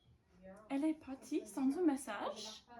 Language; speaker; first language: French; non-native, learner; English